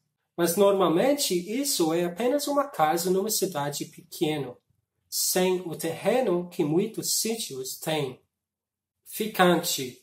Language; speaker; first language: Portuguese; non-native, fluent; English